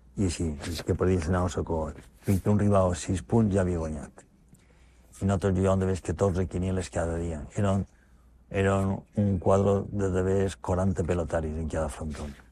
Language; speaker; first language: Catalan; native; Catalan